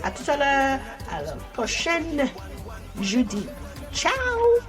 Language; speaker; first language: French; non-native, fluent; English